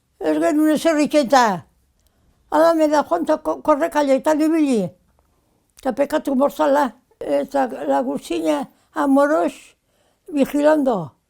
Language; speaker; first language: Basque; native; Basque